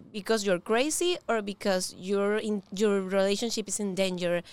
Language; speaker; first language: English; non-native, learner; Spanish